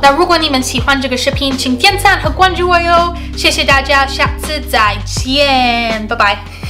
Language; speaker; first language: Chinese; non-native, learner; English